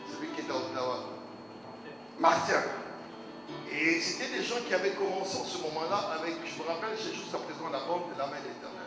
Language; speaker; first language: French; non-native, local second language; Lingala